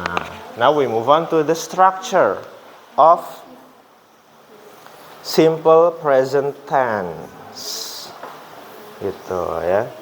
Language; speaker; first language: English; non-native, fluent; Indonesian